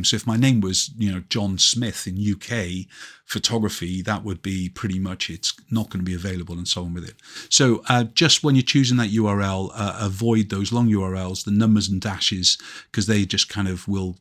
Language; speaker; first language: English; native; English